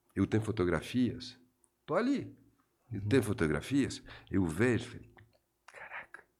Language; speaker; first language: Portuguese; non-native, fluent; French